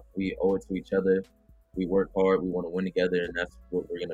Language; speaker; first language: English; native; English